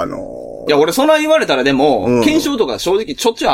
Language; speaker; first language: Japanese; native; Japanese